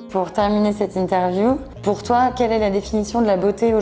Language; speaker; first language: French; native; French